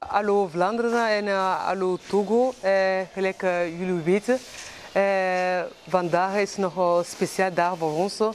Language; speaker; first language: Dutch; non-native, learner; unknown